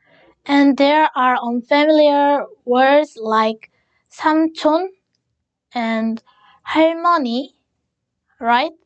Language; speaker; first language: English; non-native, learner; Korean